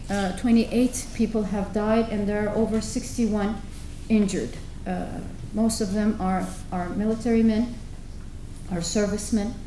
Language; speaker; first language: English; non-native, fluent; Turkish